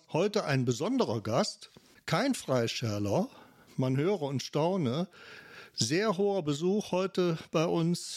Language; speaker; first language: German; native; German